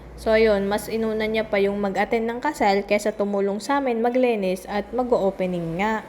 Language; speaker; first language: Filipino; native; Filipino